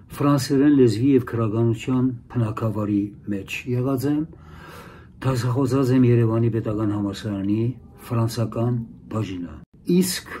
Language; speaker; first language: Armenian; early bilingual, heritage; Armenian